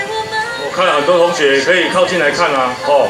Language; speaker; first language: Chinese; native; Chinese